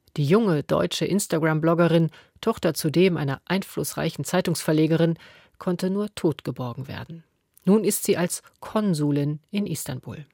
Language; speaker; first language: German; native; German